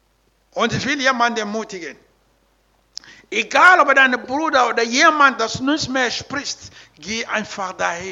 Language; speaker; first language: German; non-native, learner; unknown